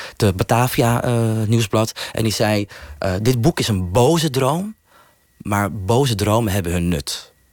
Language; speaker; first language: Dutch; early bilingual, other home language; Riffian